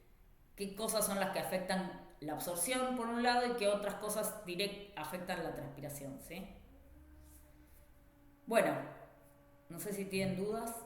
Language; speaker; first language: Spanish; native; Spanish